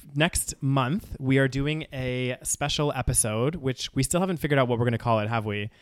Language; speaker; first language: English; native; English